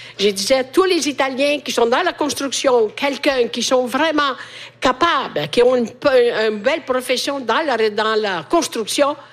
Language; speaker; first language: French; non-native, fluent; Italian